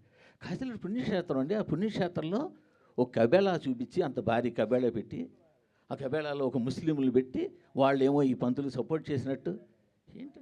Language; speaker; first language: Telugu; native; Telugu